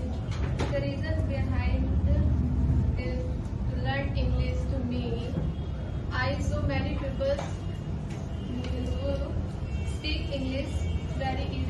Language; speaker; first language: English; non-native, learner; Hindi